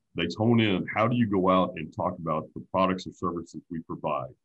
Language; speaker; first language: English; native; English